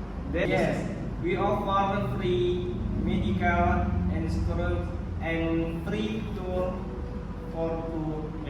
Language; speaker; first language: English; non-native, learner; Indonesian